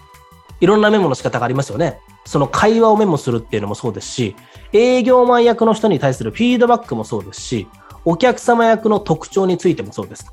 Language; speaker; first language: Japanese; native; Japanese